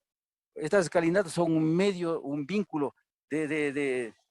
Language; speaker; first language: Spanish; native; Spanish